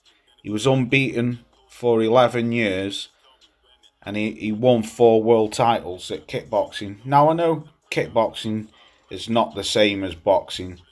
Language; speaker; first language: English; native; English